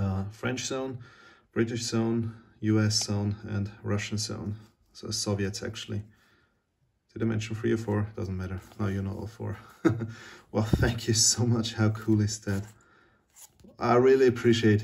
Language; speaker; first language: English; non-native, fluent; German